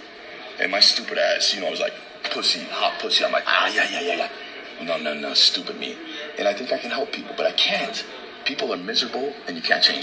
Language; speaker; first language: English; native; English